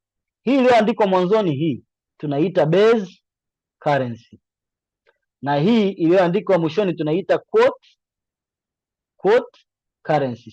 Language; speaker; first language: Swahili; native; Swahili